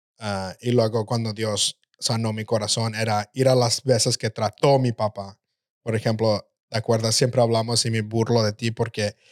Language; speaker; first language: Spanish; early bilingual, heritage; Spanish